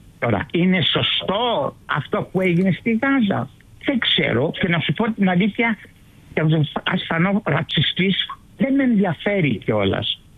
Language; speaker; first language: Greek; early bilingual, heritage; Greek